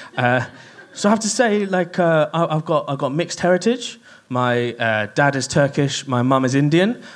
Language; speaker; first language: English; native; English